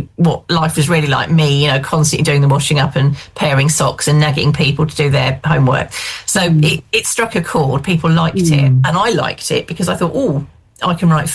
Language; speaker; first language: English; native; English